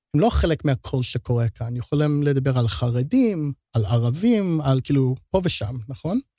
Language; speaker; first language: Hebrew; early bilingual, heritage; Hebrew